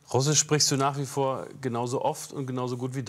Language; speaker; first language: German; native; German